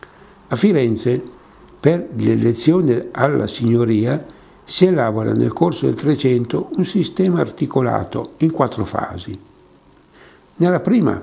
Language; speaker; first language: Italian; native; Italian